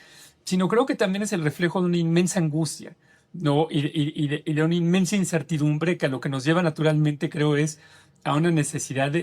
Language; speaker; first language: Spanish; native; Spanish